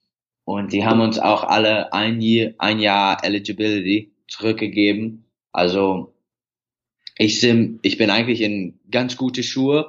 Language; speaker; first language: German; early bilingual, heritage; English